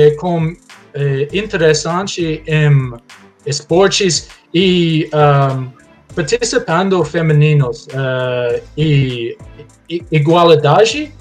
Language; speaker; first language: Portuguese; non-native, learner; English